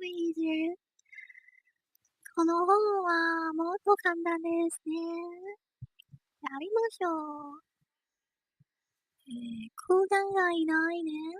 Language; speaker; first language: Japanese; non-native, learner; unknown